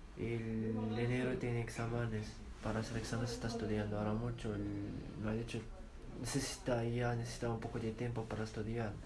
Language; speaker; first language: Spanish; non-native, learner; Arabic